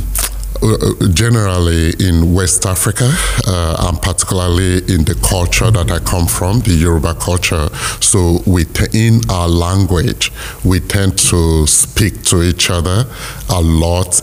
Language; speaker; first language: English; non-native, local second language; Yoruba